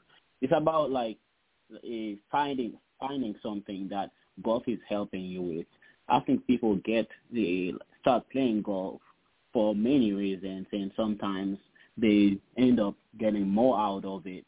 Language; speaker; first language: English; non-native, fluent; Haitian Creole